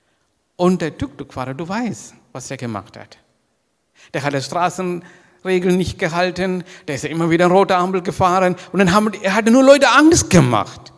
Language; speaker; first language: German; non-native, learner; Sinhala